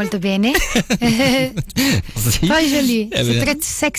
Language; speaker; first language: French; non-native, learner; Italian